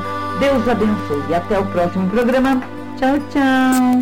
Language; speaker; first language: Portuguese; native; Portuguese